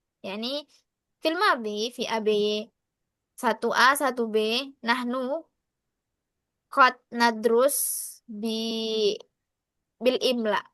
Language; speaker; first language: Arabic; non-native, fluent; Indonesian